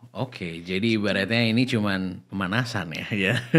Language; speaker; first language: Indonesian; native; Indonesian